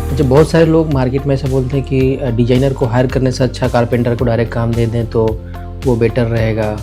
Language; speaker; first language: Hindi; non-native, local second language; Marathi